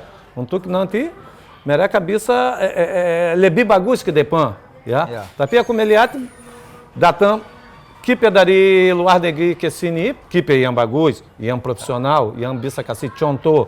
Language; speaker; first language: Indonesian; non-native, fluent; Portuguese